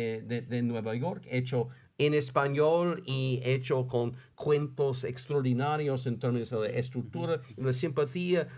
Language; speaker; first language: Spanish; non-native, fluent; English